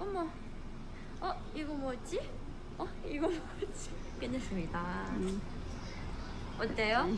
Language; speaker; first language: Korean; non-native, fluent; Chinese